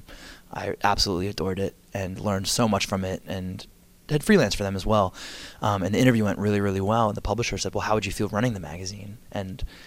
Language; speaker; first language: English; native; English